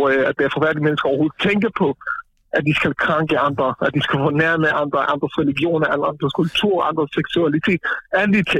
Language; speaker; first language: Danish; non-native, fluent; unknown